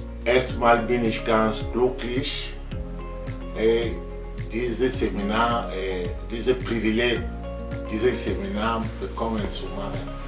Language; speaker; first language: German; non-native, fluent; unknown